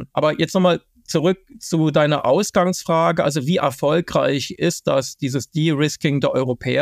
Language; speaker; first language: German; native; German